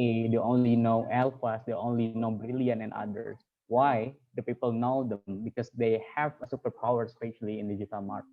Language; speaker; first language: English; non-native, fluent; Indonesian